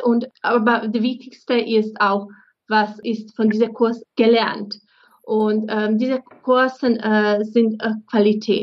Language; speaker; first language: German; non-native, fluent; Bosnian